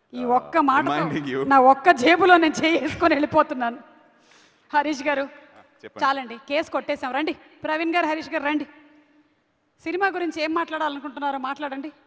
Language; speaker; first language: Telugu; native; Telugu